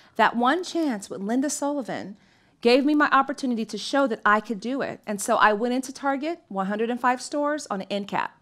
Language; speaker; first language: English; native; English